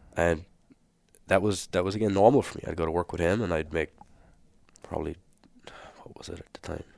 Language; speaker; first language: English; native; English